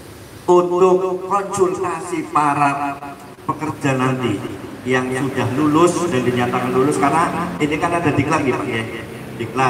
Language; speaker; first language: Indonesian; native; Indonesian